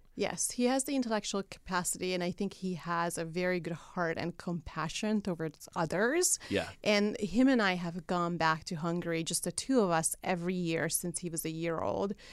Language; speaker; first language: English; non-native, fluent; Hungarian